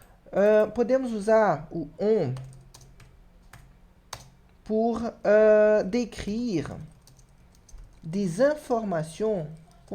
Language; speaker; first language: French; non-native, fluent; Portuguese